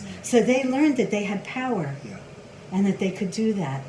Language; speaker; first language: English; native; English